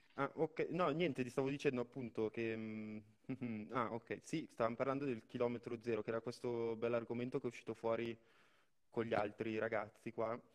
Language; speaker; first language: Italian; native; Italian